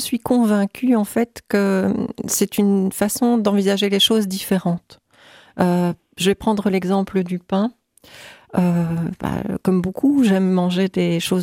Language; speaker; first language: French; native; French